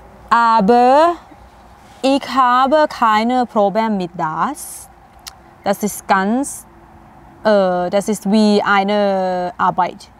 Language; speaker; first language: German; non-native, learner; Thai